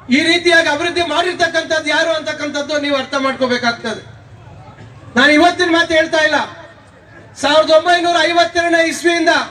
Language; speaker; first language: Kannada; native; Kannada